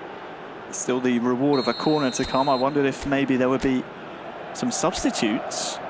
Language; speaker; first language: English; native; English